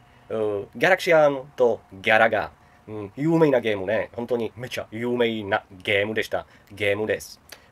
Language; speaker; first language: Japanese; non-native, learner; Czech